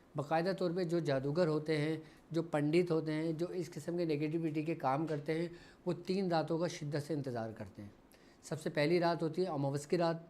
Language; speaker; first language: Urdu; native; Urdu